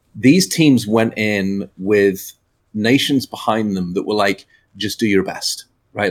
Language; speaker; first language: English; native; English